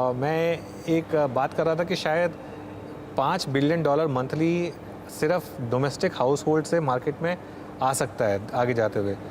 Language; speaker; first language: Hindi; native; Hindi